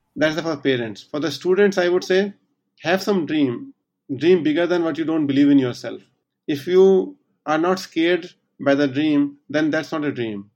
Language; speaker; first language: English; non-native, local second language; Hindi